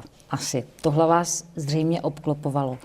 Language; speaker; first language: Czech; native; Czech